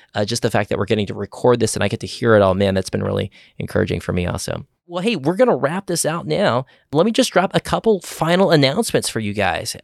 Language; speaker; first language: English; native; English